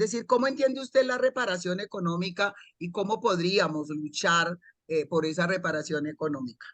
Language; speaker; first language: Spanish; native; Spanish